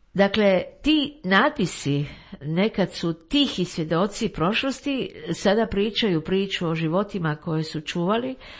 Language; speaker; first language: Croatian; native; Croatian